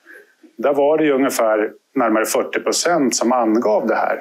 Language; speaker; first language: Swedish; native; Swedish